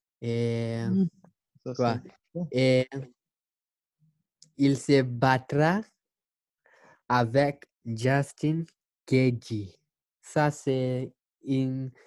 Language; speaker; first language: French; non-native, learner; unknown